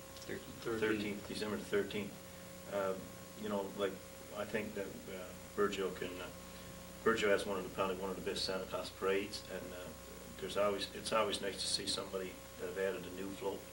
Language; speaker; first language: English; native; English